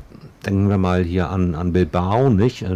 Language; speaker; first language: German; native; German